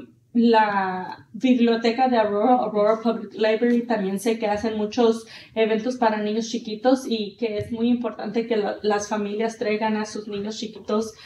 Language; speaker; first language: Spanish; early bilingual, heritage; Spanish